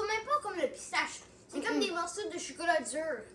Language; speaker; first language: French; non-native, local second language; English